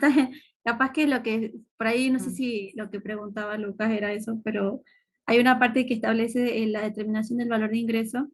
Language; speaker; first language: Spanish; native; Spanish